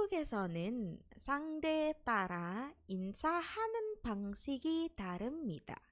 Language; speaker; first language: Korean; non-native, fluent; Indonesian